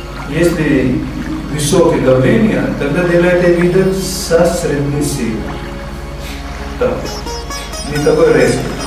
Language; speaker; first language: Russian; non-native, learner; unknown